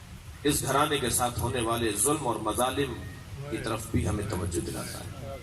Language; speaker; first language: Urdu; native; Urdu